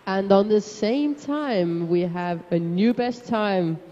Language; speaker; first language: English; non-native, fluent; Estonian